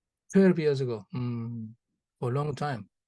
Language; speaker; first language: English; non-native, learner; Japanese